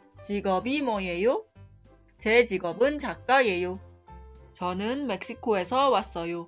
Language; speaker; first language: Korean; non-native, fluent; Spanish